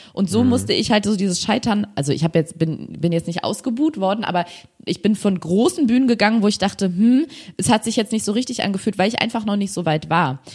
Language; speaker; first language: German; native; German